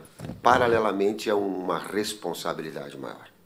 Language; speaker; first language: Portuguese; native; Portuguese